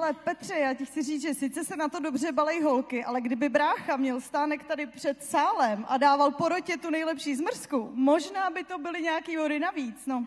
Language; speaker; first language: Czech; native; Czech